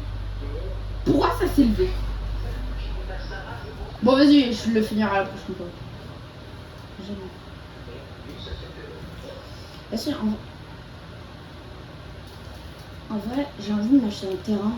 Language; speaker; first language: French; native; French